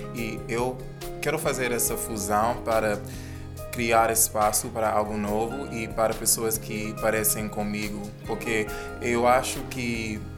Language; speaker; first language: Portuguese; non-native, fluent; English